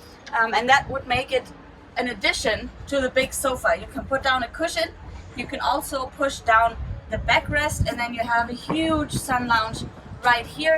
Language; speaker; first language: English; non-native, fluent; German